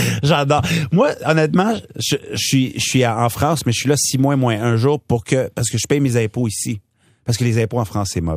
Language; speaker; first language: French; non-native, local second language; Punjabi